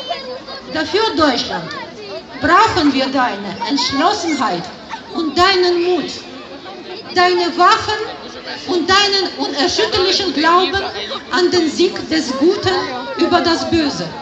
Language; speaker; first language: German; non-native, fluent; Ukrainian